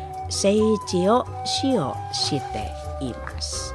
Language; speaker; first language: Japanese; non-native, fluent; Indonesian